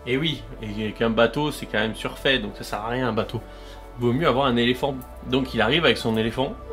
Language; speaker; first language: French; native; French